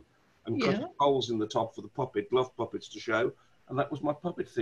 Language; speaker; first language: English; native; English